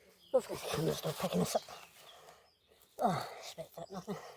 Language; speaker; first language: English; native; English